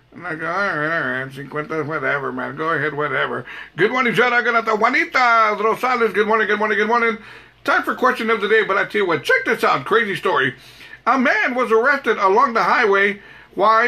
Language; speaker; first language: English; native; English